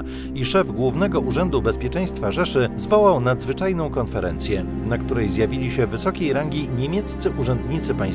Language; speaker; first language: Polish; native; Polish